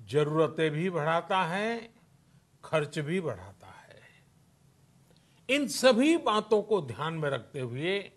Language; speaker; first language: Hindi; non-native, local second language; Gujarati